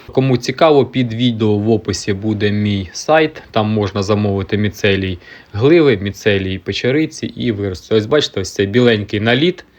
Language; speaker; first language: Ukrainian; native; Ukrainian